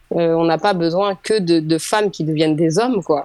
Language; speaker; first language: French; native; French